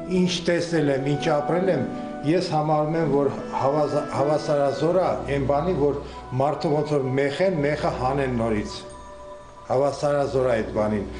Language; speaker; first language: Armenian; non-native, fluent; Ukrainian